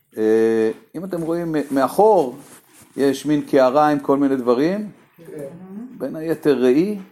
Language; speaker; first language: Hebrew; native; Hebrew